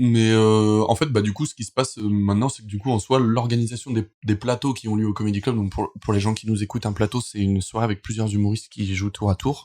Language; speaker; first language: French; native; French